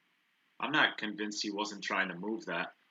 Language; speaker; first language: English; native; English